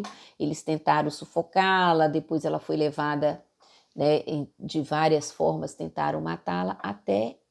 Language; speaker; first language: Portuguese; native; Portuguese